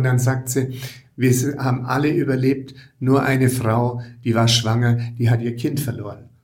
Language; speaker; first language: German; native; German